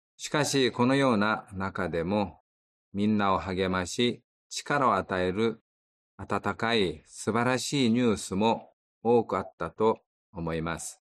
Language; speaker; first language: Japanese; non-native, fluent; Korean